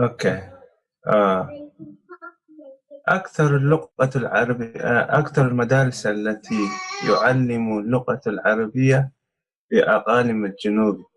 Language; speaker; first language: Arabic; non-native, learner; Tigrinya